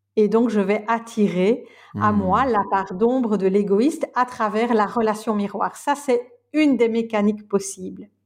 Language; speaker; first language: French; native; French